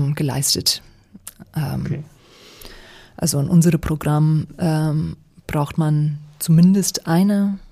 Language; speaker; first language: German; non-native, fluent; English